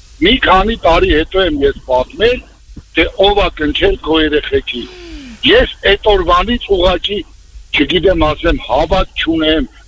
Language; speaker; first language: Armenian; native; Armenian